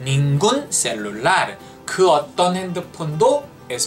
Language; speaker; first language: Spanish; non-native, fluent; Korean